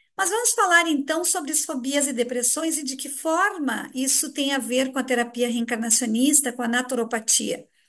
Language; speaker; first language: Portuguese; native; Portuguese